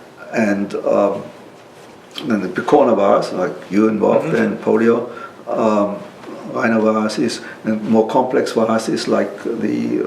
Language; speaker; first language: English; non-native, local second language; German